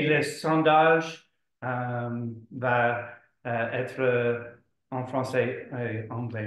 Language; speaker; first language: French; non-native, learner; English